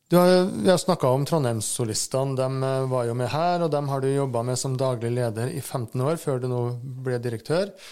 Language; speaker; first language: Norwegian; native; Norwegian